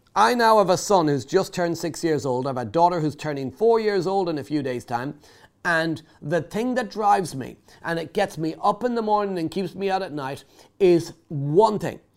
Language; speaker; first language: English; native; English